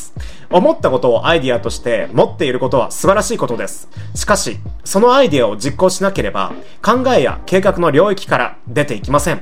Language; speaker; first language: Japanese; native; Japanese